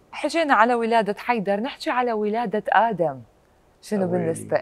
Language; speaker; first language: Arabic; native; Arabic